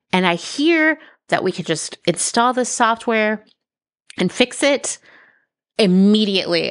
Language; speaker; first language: English; native; English